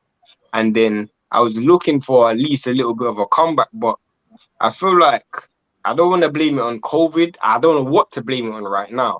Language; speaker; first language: English; native; English